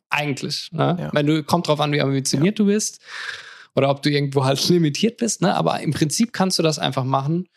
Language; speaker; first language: German; native; German